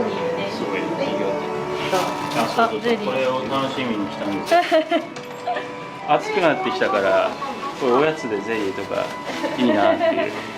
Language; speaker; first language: Japanese; native; Japanese